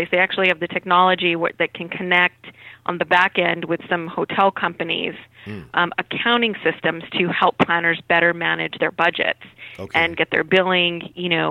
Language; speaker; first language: English; native; English